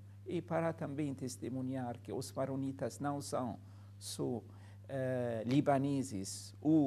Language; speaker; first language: Portuguese; non-native, fluent; Arabic